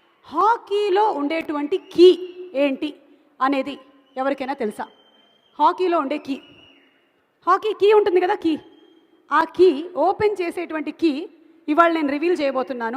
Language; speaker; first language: Telugu; native; Telugu